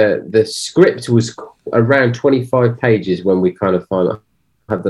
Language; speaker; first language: English; native; English